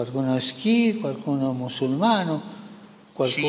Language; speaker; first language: Italian; non-native, fluent; Spanish